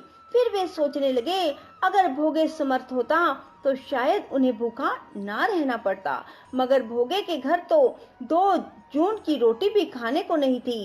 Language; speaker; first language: Hindi; native; Hindi